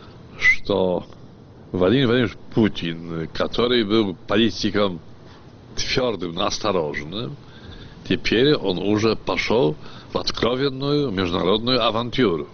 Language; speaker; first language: Russian; non-native, fluent; Polish